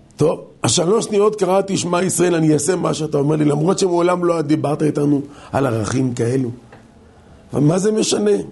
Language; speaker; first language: Hebrew; native; Hebrew